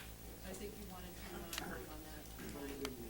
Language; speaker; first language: English; native; English